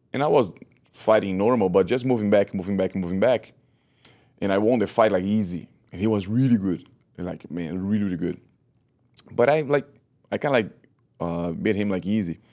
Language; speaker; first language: English; non-native, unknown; Portuguese